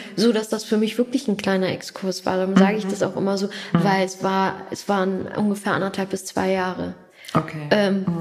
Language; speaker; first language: German; native; German